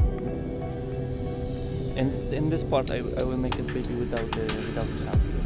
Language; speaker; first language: English; non-native, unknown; Polish